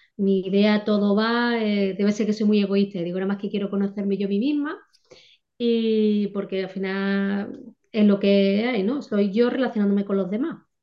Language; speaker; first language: Spanish; native; Spanish